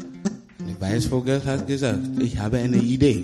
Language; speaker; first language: German; non-native, learner; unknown